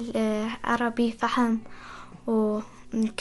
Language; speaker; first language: Arabic; non-native, learner; Persian